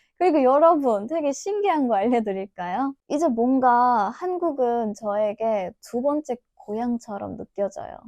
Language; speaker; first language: Korean; non-native, fluent; Turkish